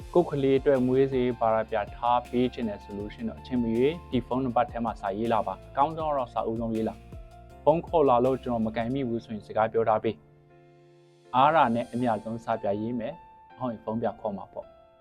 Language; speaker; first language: Burmese; non-native, local second language; Western Kayah